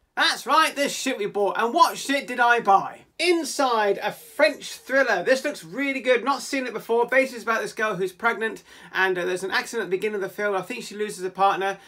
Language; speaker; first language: English; native; English